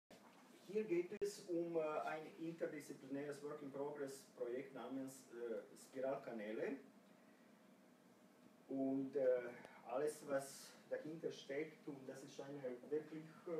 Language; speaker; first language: German; non-native, fluent; Croatian